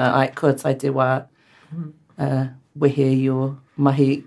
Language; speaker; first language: Māori; non-native, learner; English